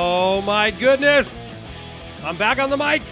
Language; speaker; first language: English; native; English